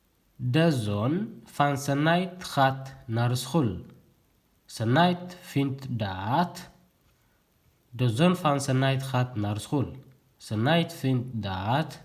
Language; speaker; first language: Dutch; non-native, fluent; Tigrinya